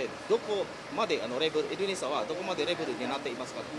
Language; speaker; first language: Japanese; non-native, learner; Indonesian